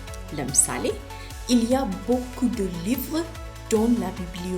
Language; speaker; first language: French; non-native, fluent; Amharic